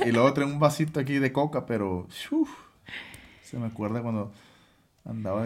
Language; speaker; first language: Spanish; early bilingual, other home language; English